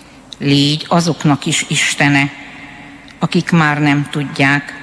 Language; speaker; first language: Hungarian; native; Hungarian